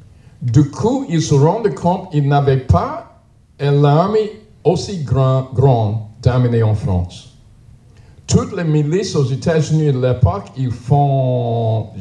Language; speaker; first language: French; non-native, learner; English